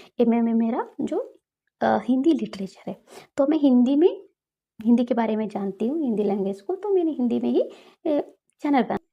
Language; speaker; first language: Hindi; non-native, local second language; Kannada